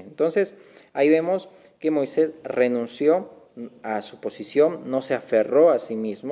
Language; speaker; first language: Spanish; native; Spanish